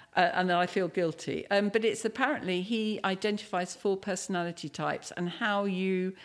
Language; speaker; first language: English; native; English